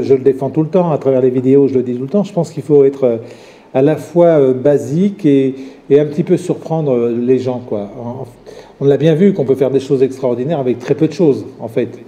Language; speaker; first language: French; native; French